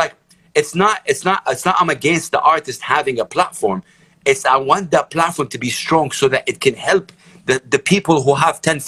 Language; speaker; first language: English; non-native, fluent; Arabic